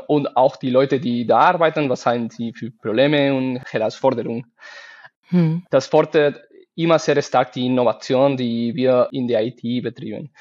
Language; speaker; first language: German; non-native, learner; Spanish